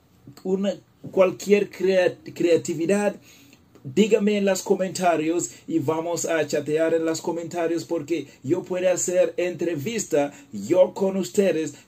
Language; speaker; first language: Spanish; non-native, learner; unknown